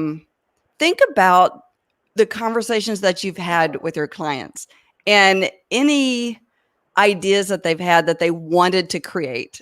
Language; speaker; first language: English; native; English